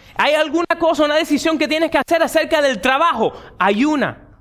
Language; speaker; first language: Spanish; early bilingual, heritage; Spanish